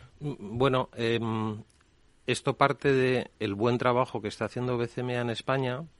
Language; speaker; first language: Spanish; native; Spanish